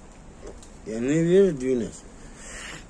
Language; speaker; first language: Russian; non-native, local second language; Kyrgyz